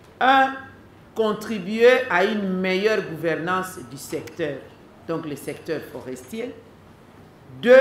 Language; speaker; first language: French; non-native, local second language; Lingala